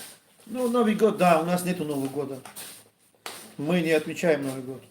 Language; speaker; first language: Russian; non-native, learner; Tajik